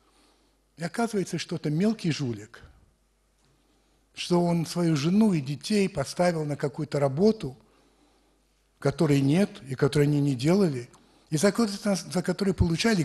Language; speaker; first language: Russian; early bilingual, heritage; French